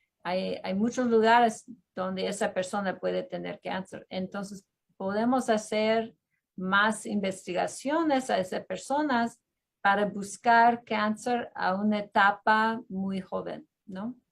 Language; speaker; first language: Spanish; non-native, fluent; English